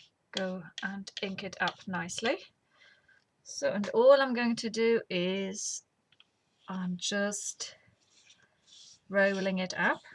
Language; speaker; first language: English; native; English